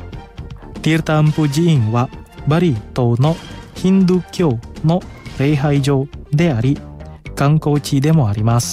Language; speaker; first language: Japanese; non-native, fluent; Indonesian